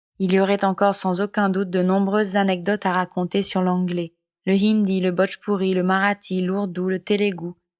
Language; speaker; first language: French; non-native, local second language; Morisyen